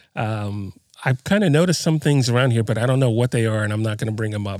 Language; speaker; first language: English; native; English